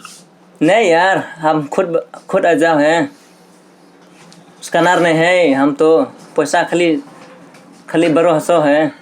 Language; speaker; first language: Hindi; non-native, local second language; Khasi